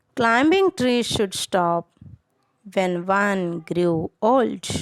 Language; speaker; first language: English; non-native, local second language; Kannada